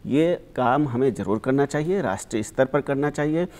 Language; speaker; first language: Hindi; native; Hindi